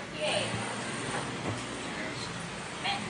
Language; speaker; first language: Spanish; native; Spanish